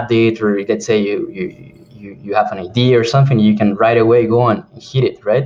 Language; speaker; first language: English; non-native, fluent; Spanish